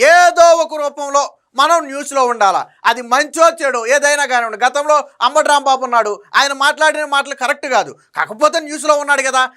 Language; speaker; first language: Telugu; native; Telugu